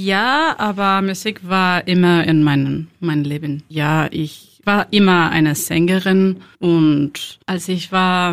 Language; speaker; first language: German; non-native, learner; Spanish